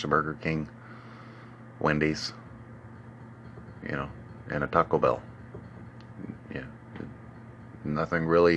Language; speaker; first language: English; native; English